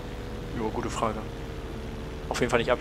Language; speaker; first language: German; native; German